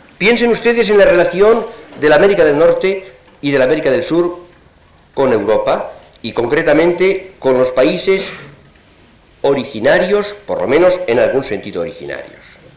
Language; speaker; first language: Spanish; native; Spanish